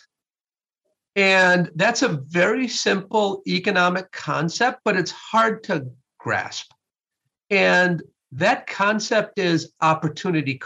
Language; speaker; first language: English; native; English